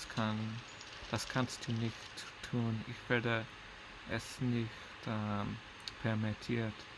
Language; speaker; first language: German; non-native, learner; English